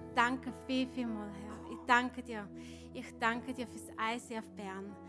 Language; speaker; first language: German; non-native, fluent; Ukrainian